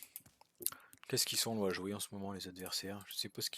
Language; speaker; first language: French; native; French